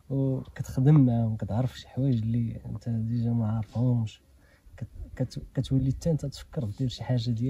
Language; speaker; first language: Arabic; native; Arabic